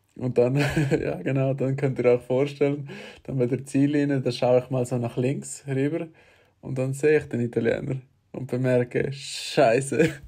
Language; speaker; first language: German; native; German